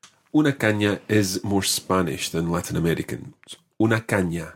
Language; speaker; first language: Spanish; non-native, fluent; English